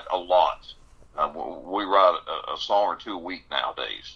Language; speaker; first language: English; native; English